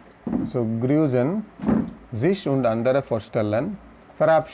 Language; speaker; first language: German; non-native, learner; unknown